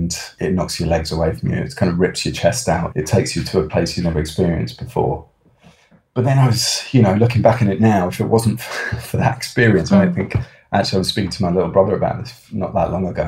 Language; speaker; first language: English; native; English